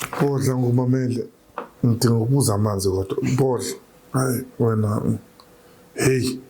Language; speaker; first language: Zulu; native; Zulu